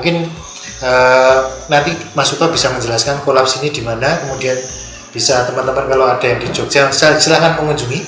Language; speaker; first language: Indonesian; non-native, local second language; Javanese